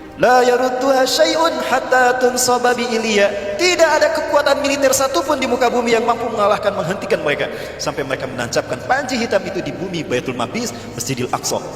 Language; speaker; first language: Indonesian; native; Indonesian